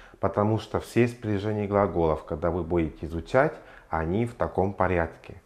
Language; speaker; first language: Russian; non-native, fluent; Spanish